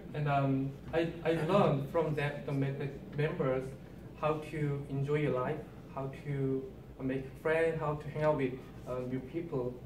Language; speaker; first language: English; non-native, learner; Korean